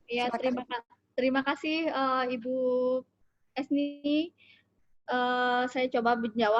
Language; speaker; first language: Indonesian; native; Indonesian